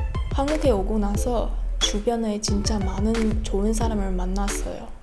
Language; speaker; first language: Korean; non-native, learner; Chinese